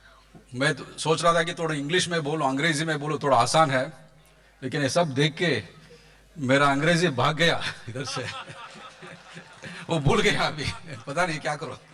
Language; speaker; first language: Hindi; non-native, local second language; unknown